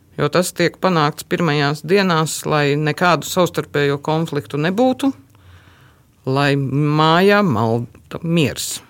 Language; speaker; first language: Latvian; native; Latvian